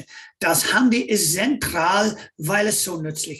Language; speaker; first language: German; non-native, fluent; English